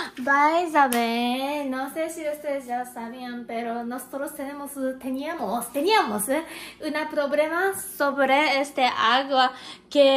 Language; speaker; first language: Spanish; non-native, learner; Japanese